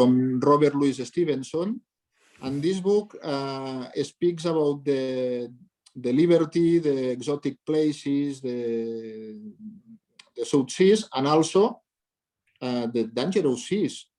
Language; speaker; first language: English; non-native, learner; Catalan